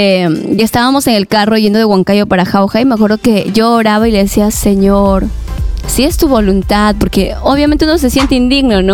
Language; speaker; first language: Spanish; native; Spanish